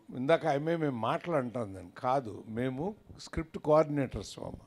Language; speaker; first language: Telugu; native; Telugu